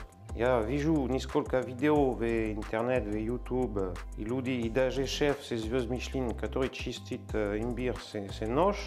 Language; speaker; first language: Russian; non-native, learner; French